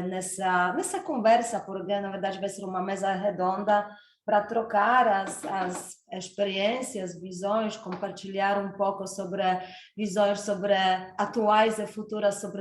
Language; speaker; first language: Portuguese; non-native, fluent; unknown